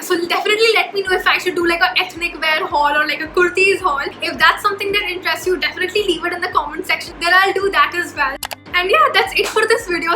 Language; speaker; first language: English; non-native, local second language; Hindi